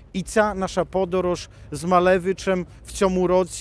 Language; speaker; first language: Polish; non-native, learner; Ukrainian